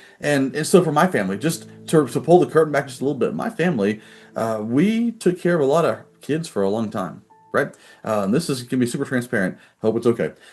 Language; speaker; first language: English; native; English